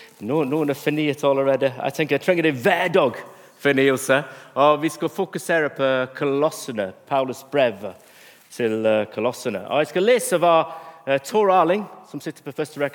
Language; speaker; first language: Norwegian; non-native, fluent; English